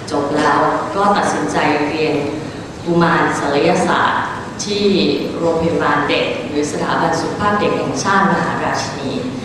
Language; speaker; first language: Thai; early bilingual, other home language; English